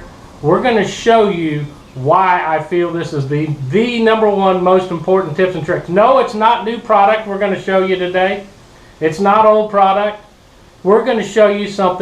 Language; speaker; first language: English; native; English